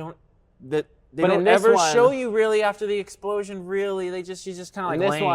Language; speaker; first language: English; native; English